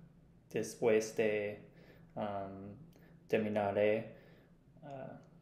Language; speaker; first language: Spanish; non-native, learner; English